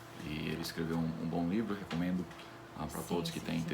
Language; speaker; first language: Portuguese; non-native, fluent; English